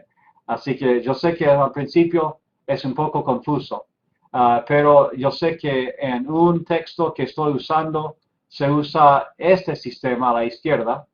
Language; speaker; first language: Spanish; non-native, fluent; English